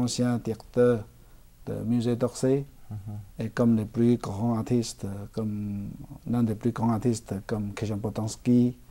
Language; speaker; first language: French; non-native, fluent; Chinese